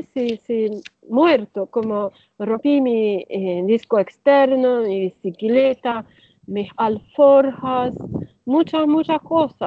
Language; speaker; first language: Spanish; non-native, learner; Turkish